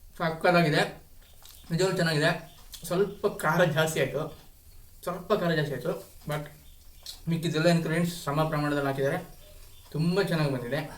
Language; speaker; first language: Kannada; non-native, local second language; Kodava